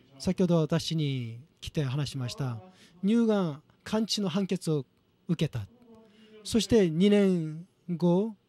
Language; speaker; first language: Japanese; non-native, fluent; Korean